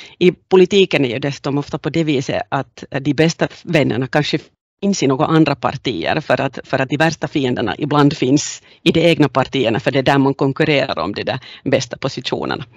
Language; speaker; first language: Swedish; native; Swedish